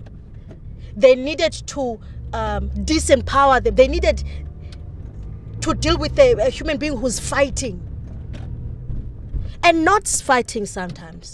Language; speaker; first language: English; non-native, local second language; Xhosa